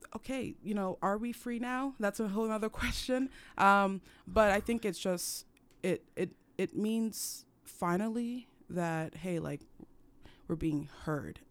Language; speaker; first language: English; non-native, local second language; French